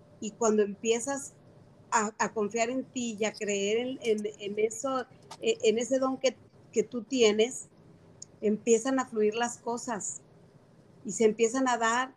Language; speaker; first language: Spanish; native; Spanish